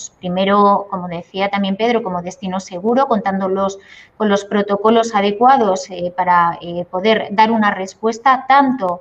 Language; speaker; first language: Spanish; native; Spanish